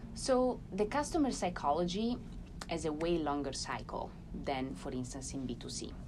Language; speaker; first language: English; non-native, fluent; Italian